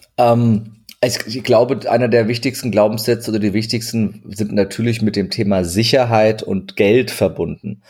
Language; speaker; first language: German; early bilingual, other home language; Turkish